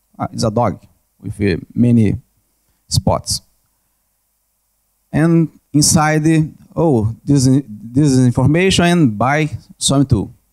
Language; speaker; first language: English; non-native, learner; Portuguese